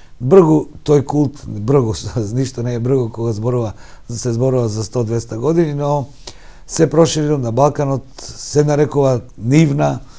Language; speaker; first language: Macedonian; native; Macedonian